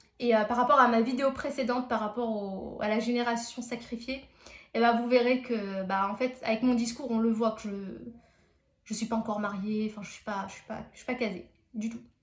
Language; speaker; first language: French; early bilingual, other home language; Arabic